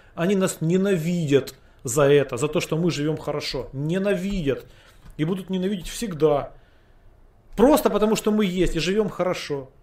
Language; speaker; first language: Russian; native; Russian